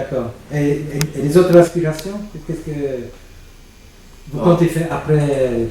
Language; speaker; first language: French; non-native, fluent; English